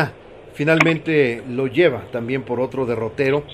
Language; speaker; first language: Spanish; native; Spanish